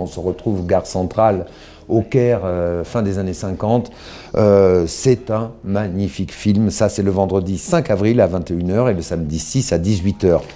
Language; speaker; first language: French; native; French